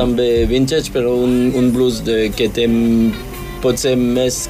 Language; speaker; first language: Catalan; non-native, fluent; English